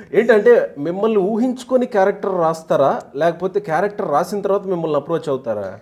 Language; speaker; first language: Telugu; native; Telugu